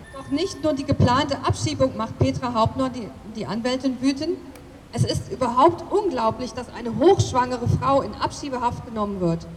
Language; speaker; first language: German; native; German